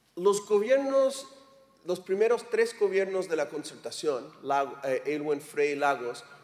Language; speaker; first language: Spanish; non-native, fluent; English